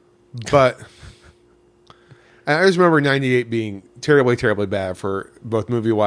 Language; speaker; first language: English; native; English